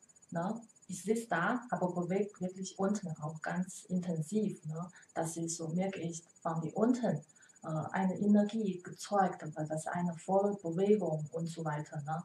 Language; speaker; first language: German; non-native, learner; Chinese